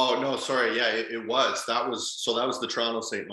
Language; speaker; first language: English; native; English